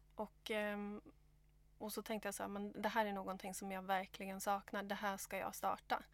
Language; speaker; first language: Swedish; native; Swedish